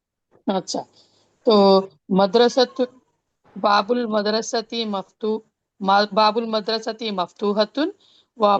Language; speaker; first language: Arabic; non-native, learner; Urdu